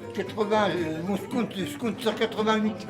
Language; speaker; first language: French; native; French